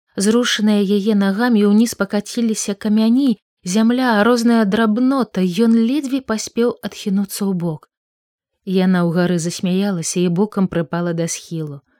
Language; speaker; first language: Belarusian; native; Belarusian